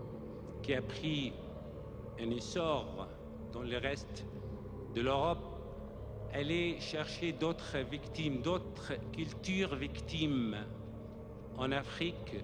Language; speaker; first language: French; non-native, fluent; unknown